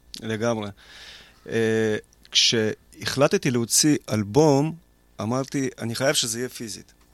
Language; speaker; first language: Hebrew; early bilingual, other home language; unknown